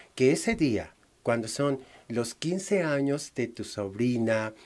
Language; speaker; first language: Spanish; native; Spanish